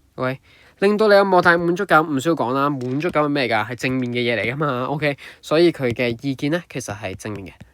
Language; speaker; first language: Cantonese; native; Cantonese